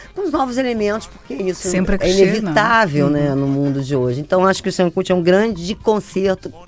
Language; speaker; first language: Portuguese; native; Portuguese